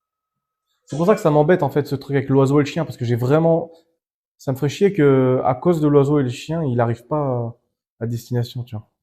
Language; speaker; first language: French; native; French